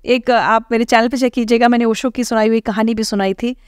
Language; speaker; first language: Hindi; native; Hindi